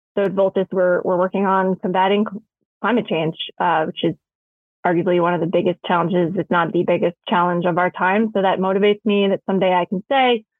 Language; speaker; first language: English; native; English